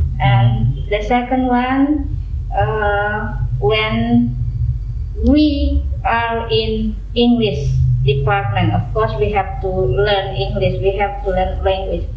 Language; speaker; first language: English; non-native, fluent; Indonesian